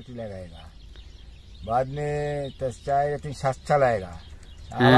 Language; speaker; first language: Hindi; non-native, learner; Bangla